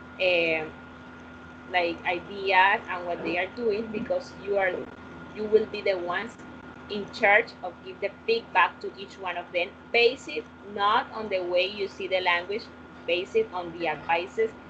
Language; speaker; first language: English; non-native, fluent; Spanish